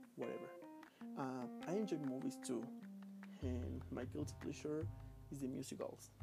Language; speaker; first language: English; non-native, learner; Spanish